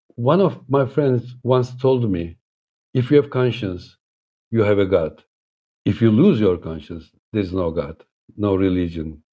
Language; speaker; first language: English; non-native, fluent; Turkish